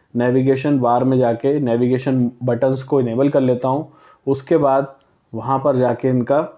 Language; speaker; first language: Hindi; native; Hindi